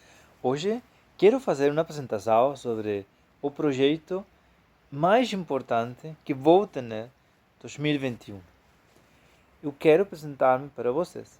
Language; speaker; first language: Portuguese; non-native, fluent; Spanish